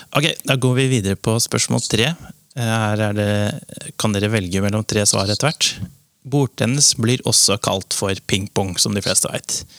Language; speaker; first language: Norwegian; non-native, fluent; Dutch